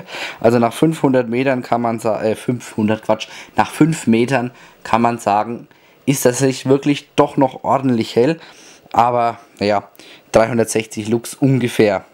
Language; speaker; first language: German; native; German